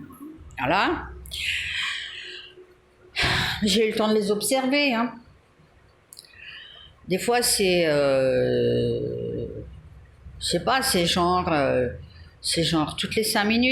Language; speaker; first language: French; native; French